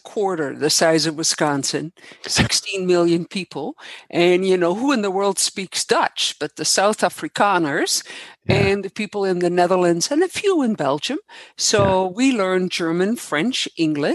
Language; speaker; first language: English; non-native, fluent; Dutch